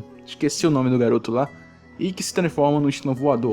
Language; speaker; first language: Portuguese; native; Portuguese